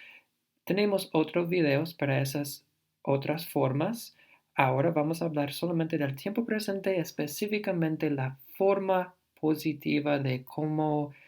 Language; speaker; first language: Spanish; non-native, fluent; English